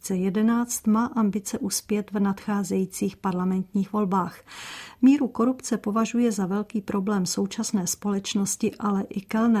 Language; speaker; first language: Czech; native; Czech